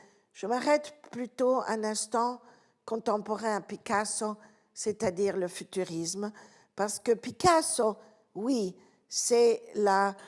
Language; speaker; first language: French; non-native, fluent; Italian